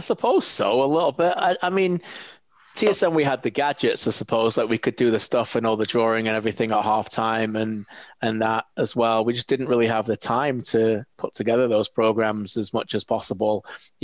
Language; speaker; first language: English; native; English